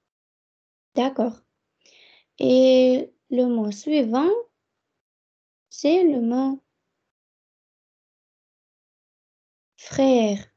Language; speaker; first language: French; non-native, fluent; Russian